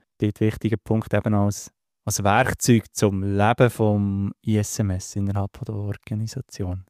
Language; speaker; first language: German; native; German